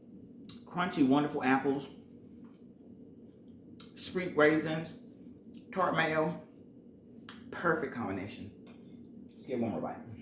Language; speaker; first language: English; native; English